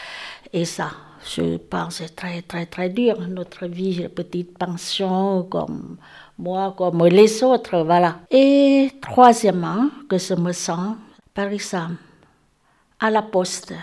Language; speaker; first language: French; non-native, learner; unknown